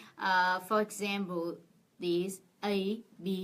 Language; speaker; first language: English; non-native, fluent; Vietnamese